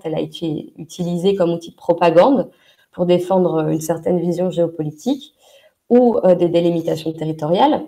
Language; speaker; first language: French; native; French